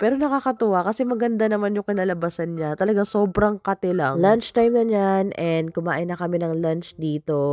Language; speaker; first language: Filipino; native; Filipino